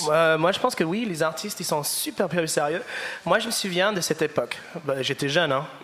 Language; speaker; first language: French; non-native, fluent; English